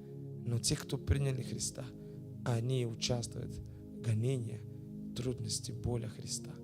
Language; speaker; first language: Russian; non-native, fluent; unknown